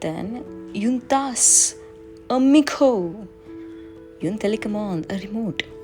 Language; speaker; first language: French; non-native, learner; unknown